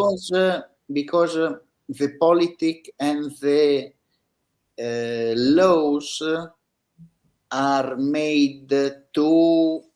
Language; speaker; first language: English; non-native, learner; Italian